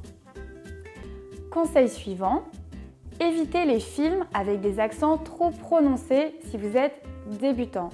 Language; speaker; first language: French; native; French